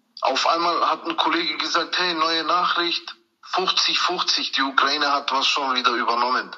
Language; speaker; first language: German; early bilingual, other home language; Turkish